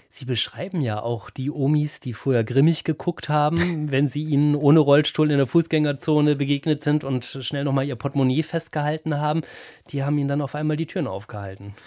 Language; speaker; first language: German; native; German